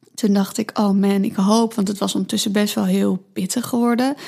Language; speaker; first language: Dutch; native; Dutch